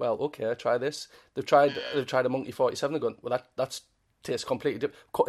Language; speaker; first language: English; native; English